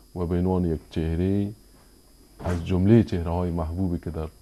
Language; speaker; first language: Persian; native; Persian